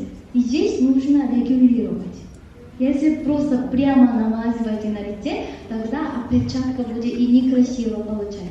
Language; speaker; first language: Russian; non-native, fluent; Korean